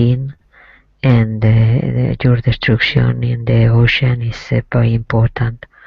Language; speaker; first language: English; non-native, learner; Spanish